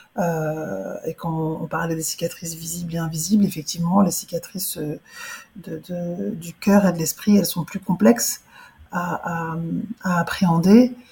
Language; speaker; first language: French; early bilingual, other home language; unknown